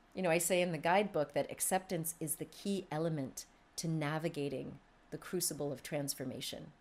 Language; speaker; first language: English; native; English